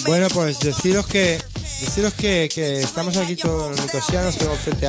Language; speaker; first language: Spanish; native; Spanish